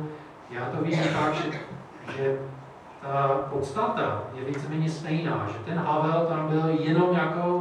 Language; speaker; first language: Czech; non-native, fluent; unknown